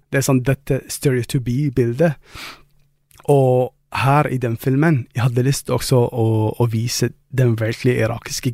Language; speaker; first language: Norwegian; non-native, fluent; Arabic